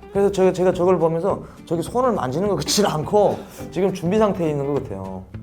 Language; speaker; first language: Korean; native; Korean